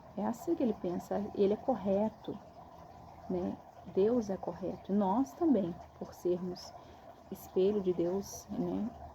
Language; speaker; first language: Portuguese; native; Portuguese